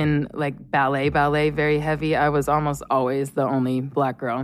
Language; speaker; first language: English; native; English